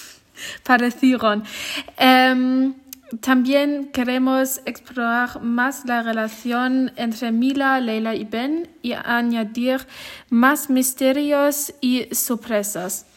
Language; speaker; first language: Spanish; non-native, learner; German